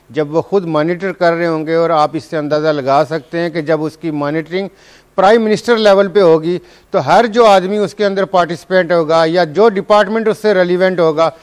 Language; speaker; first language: Urdu; non-native, local second language; Punjabi